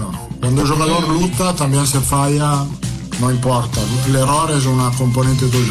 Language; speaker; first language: Portuguese; non-native, fluent; Italian